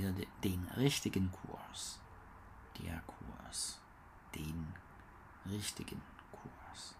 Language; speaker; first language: German; non-native, learner; English